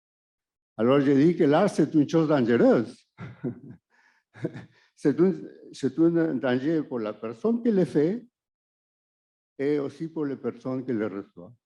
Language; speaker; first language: French; non-native, fluent; Spanish